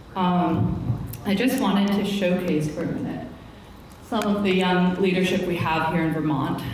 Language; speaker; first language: English; native; English